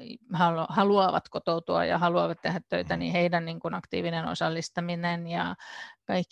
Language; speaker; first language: Finnish; native; Finnish